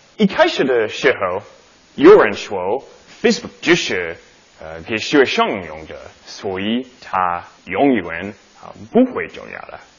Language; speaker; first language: Chinese; non-native, learner; English